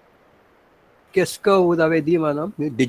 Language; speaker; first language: French; non-native, fluent; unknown